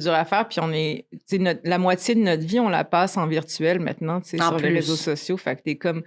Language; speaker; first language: French; native; French